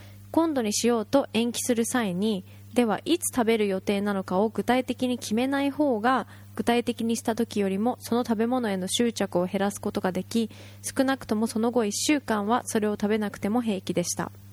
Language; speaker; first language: Japanese; native; Japanese